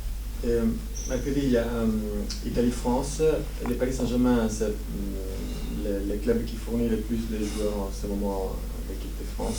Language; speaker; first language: French; native; French